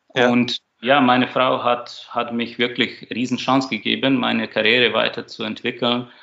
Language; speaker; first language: German; non-native, fluent; Slovak